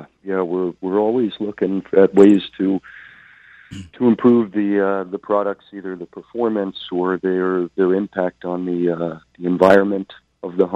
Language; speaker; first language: English; native; English